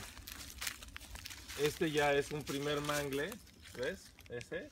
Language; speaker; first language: Spanish; native; Spanish